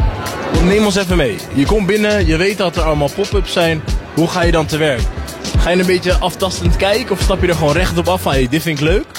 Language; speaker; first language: Dutch; native; Dutch